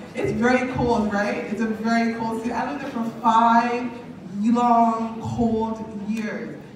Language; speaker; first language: English; native; English